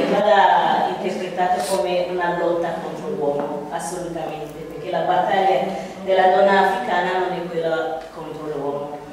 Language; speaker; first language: Italian; non-native, fluent; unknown